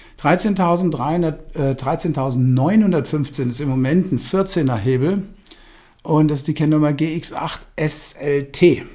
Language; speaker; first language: German; native; German